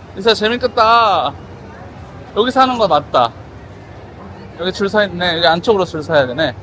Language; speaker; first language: Korean; native; Korean